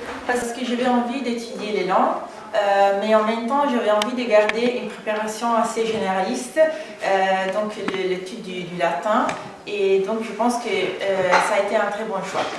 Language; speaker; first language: French; non-native, fluent; Italian